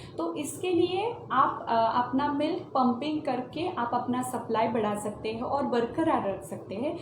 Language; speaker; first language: Hindi; non-native, local second language; Marathi